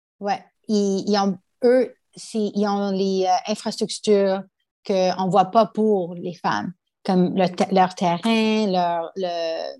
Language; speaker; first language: French; non-native, local second language; English